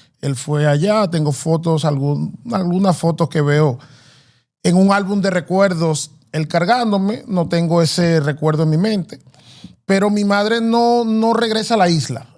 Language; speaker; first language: Spanish; native; Spanish